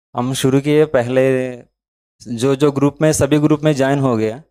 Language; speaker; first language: Hindi; non-native, local second language; Telugu